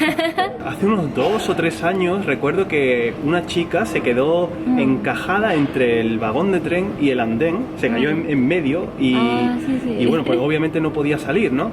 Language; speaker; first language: Spanish; native; Spanish